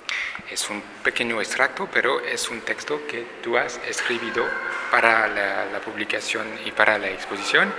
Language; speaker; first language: Spanish; non-native, fluent; French